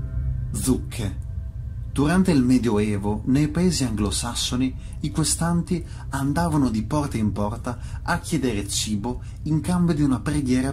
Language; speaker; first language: Italian; native; Italian